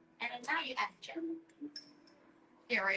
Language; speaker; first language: English; non-native, learner; Thai